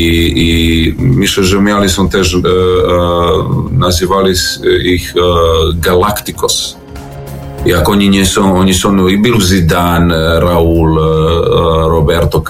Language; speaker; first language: Polish; non-native, learner; Serbian